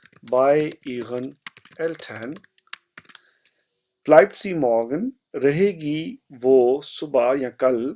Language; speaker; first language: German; non-native, fluent; Hindi